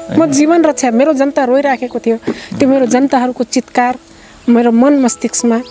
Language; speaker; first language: Nepali; non-native, local second language; Dangaura Tharu